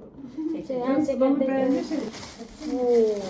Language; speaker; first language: Turkish; non-native, learner; Hindi